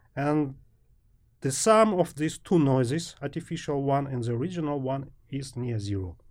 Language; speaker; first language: English; non-native, fluent; Ukrainian